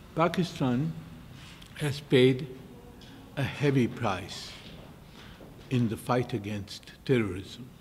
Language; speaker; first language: English; non-native, local second language; Urdu